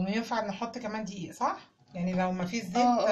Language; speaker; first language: Arabic; native; Arabic